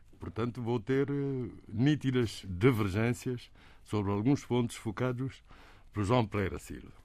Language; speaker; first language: Portuguese; non-native, local second language; Kabuverdianu